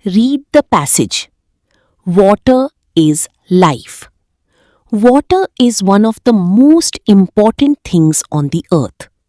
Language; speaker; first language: English; non-native, local second language; Gujarati